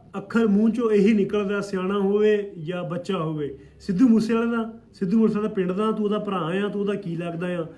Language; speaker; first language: Punjabi; native; Punjabi